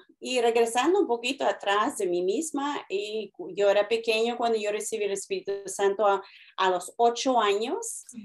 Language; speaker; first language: Spanish; early bilingual, heritage; Spanish